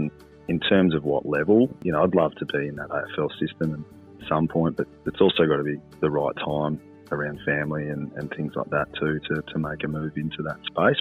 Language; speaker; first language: English; native; English